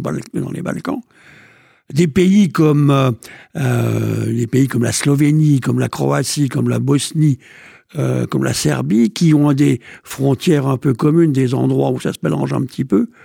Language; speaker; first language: French; native; French